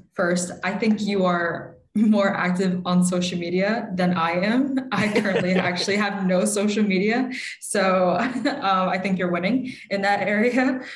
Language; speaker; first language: English; native; English